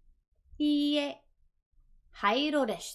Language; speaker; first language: Japanese; non-native, fluent; English